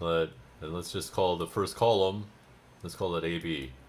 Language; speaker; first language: English; native; English